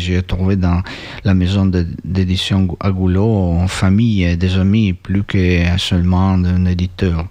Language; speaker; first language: French; non-native, fluent; Italian